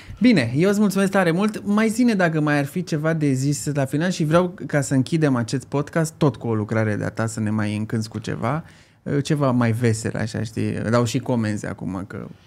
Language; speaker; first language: Romanian; native; Romanian